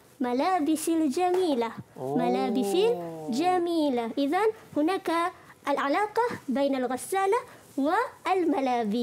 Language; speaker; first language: Arabic; non-native, fluent; Malay